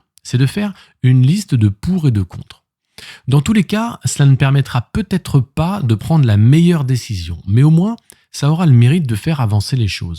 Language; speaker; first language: French; native; French